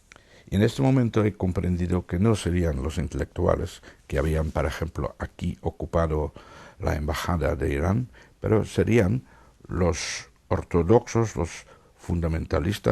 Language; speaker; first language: Spanish; non-native, fluent; Dutch